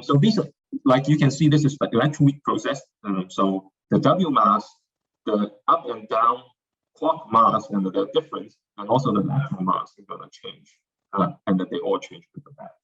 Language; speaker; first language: English; non-native, fluent; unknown